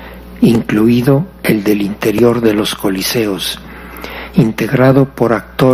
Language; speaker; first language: Spanish; native; Spanish